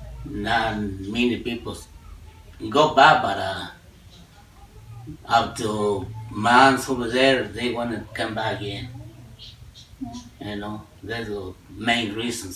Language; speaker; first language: English; non-native, learner; Spanish